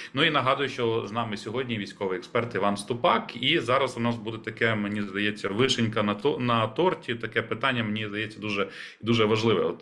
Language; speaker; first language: Ukrainian; native; Ukrainian